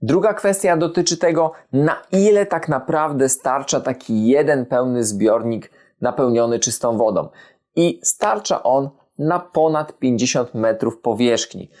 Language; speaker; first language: Polish; native; Polish